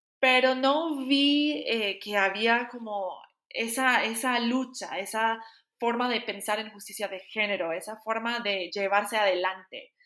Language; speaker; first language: Spanish; non-native, fluent; English